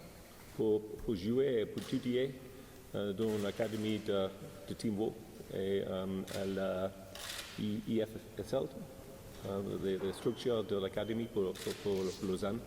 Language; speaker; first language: French; non-native, learner; English